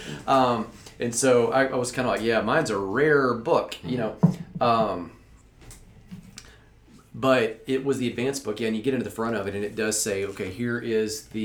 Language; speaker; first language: English; native; English